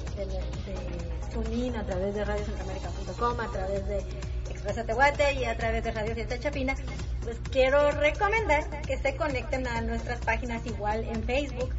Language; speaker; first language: Spanish; native; Spanish